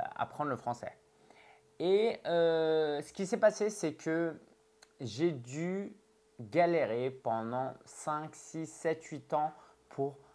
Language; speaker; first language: French; early bilingual, other home language; Chinese